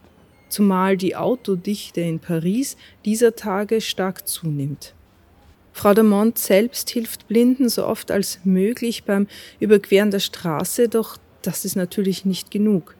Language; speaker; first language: German; native; German